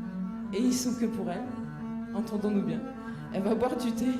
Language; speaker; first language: French; native; French